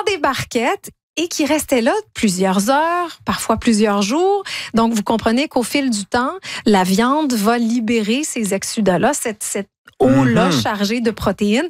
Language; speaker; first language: French; native; French